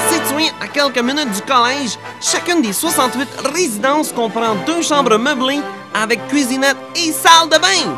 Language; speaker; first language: French; native; French